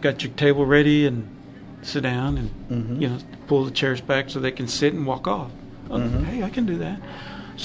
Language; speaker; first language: English; native; English